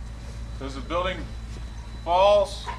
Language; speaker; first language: English; native; English